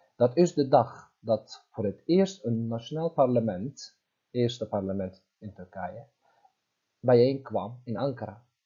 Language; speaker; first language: Dutch; non-native, fluent; Turkish